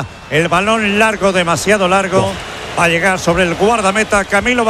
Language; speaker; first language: Spanish; native; Spanish